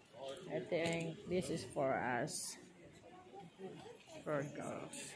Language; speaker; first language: English; non-native, fluent; Filipino